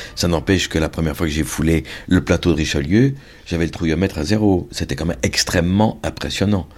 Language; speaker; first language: French; native; French